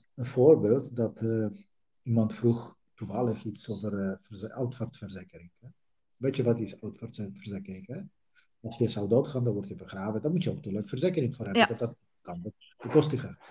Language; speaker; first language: Dutch; non-native, fluent; Polish